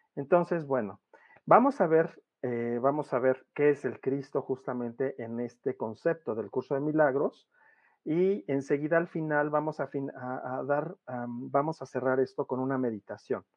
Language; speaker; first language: Spanish; native; Spanish